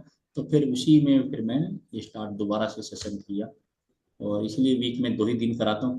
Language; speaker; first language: Hindi; native; Hindi